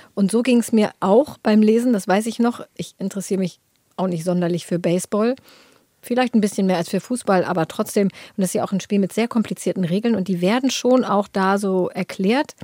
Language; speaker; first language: German; native; German